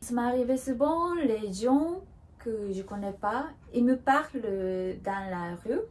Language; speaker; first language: French; non-native, learner; Japanese